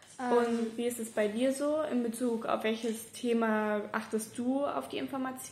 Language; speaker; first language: German; native; German